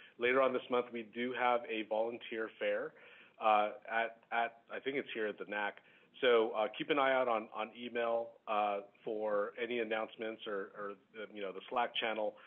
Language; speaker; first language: English; native; English